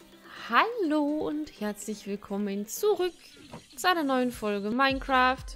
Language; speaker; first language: German; native; German